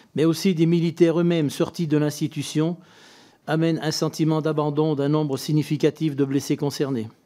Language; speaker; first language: French; native; French